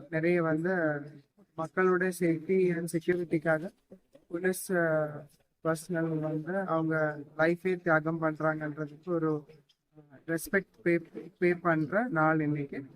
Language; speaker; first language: Tamil; native; Tamil